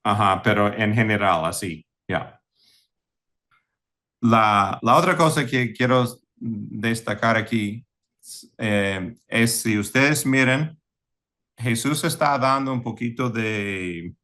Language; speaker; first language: Spanish; non-native, fluent; English